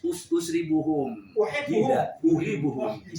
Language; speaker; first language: Arabic; non-native, learner; Indonesian